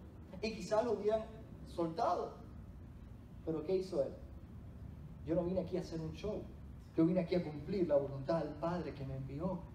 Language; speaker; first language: Spanish; native; Spanish